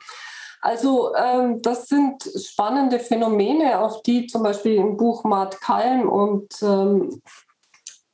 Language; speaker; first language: German; native; German